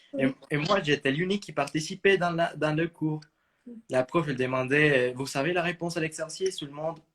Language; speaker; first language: French; non-native, fluent; Spanish